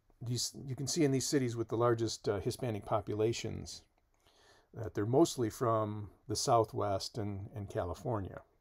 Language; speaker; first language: English; native; English